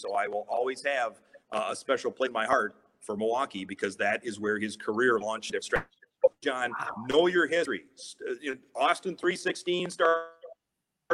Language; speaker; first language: English; native; English